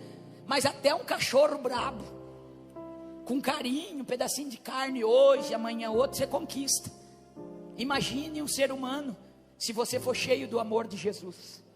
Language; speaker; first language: Portuguese; native; Portuguese